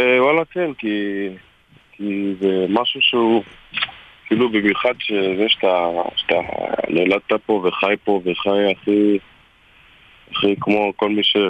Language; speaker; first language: Hebrew; native; Hebrew